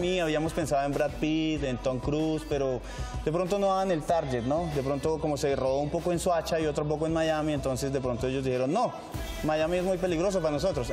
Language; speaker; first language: Spanish; native; Spanish